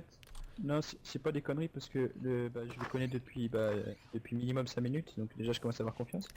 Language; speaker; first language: French; native; French